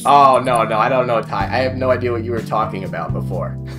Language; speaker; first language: English; native; English